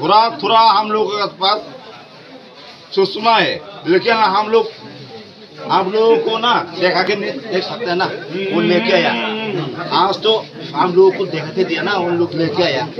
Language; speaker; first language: Hindi; non-native, local second language; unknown